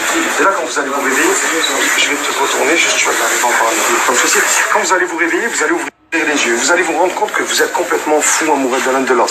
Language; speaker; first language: French; native; French